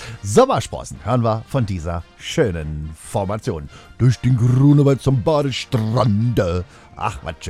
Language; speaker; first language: German; native; German